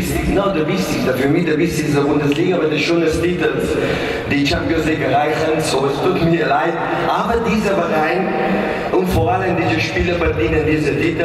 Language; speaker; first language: German; non-native, learner; Catalan